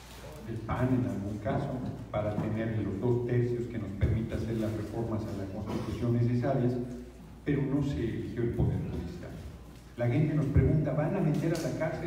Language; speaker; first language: Spanish; native; Spanish